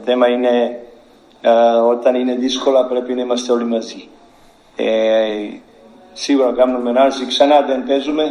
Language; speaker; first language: Greek; non-native, learner; Serbian